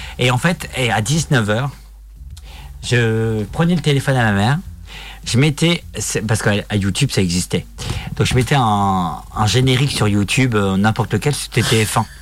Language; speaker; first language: French; native; French